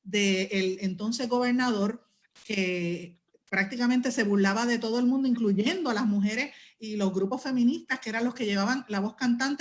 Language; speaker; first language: Spanish; native; Spanish